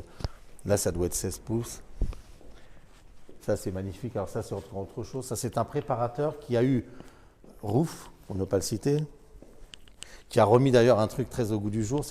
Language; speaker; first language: French; native; French